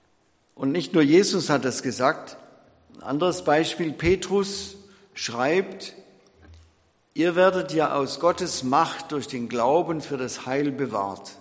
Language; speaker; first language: German; native; German